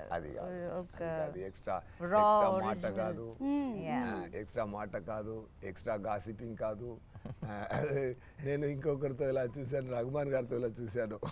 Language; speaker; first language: Telugu; non-native, learner; Tamil